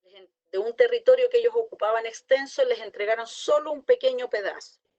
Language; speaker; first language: Spanish; native; Spanish